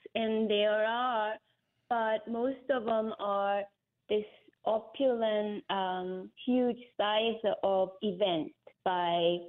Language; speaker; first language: English; non-native, fluent; Korean